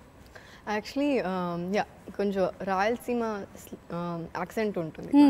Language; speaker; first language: Telugu; non-native, fluent; Malayalam